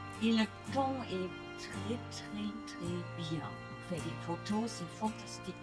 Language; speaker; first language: French; non-native, fluent; English